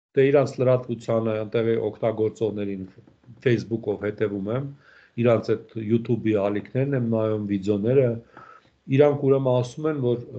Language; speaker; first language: Armenian; native; Armenian